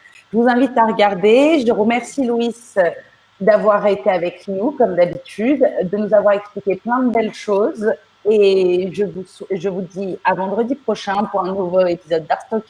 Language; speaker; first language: French; native; French